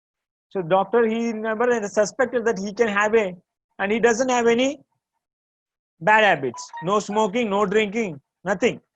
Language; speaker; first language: English; non-native, local second language; Tamil